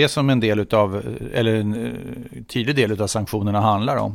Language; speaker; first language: Swedish; native; Swedish